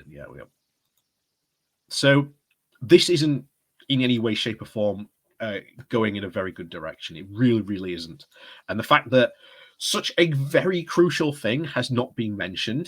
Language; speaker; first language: English; native; English